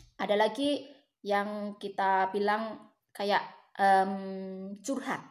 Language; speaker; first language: Indonesian; native; Indonesian